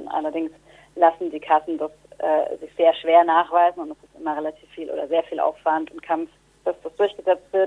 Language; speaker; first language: German; native; German